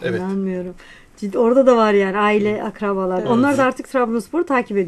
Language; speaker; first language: Turkish; native; Turkish